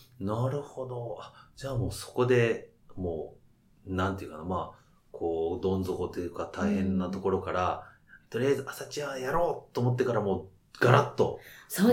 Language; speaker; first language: Japanese; native; Japanese